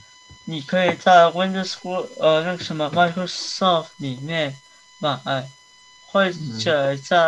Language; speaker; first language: Chinese; early bilingual, heritage; Chinese